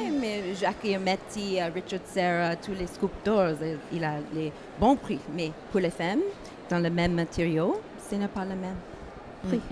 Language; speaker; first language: French; non-native, learner; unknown